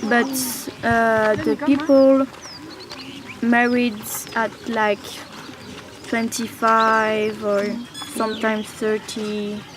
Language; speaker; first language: English; non-native, learner; French